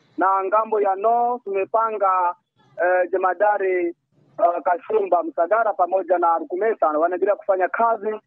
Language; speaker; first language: Swahili; native; Swahili